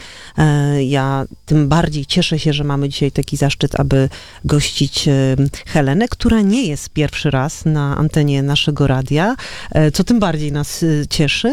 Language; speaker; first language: Polish; native; Polish